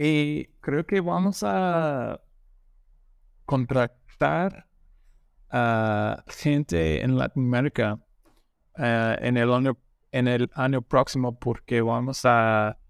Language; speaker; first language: Spanish; non-native, learner; English